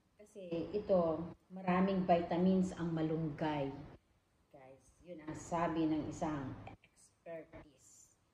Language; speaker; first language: Filipino; non-native, local second language; Iloko